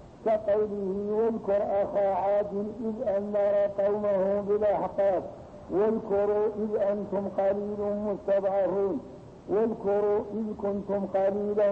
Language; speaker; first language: Arabic; native; Arabic